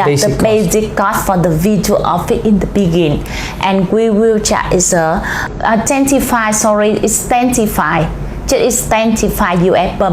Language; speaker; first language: English; non-native, learner; Vietnamese